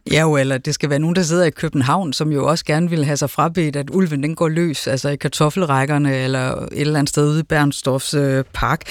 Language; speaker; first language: Danish; native; Danish